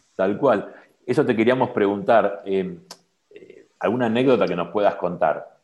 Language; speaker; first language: Spanish; native; Spanish